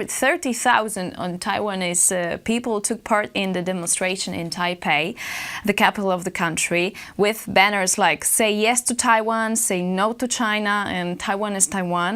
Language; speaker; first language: English; non-native, fluent; Polish